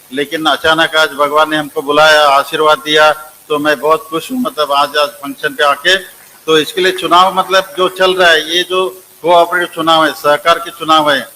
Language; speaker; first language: Hindi; non-native, local second language; Kannada